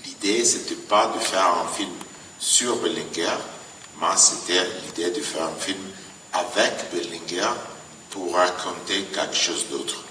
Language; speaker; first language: French; non-native, fluent; Italian